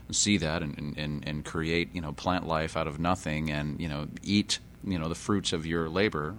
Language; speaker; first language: English; native; English